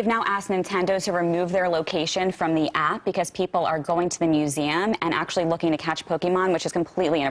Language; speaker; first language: English; native; English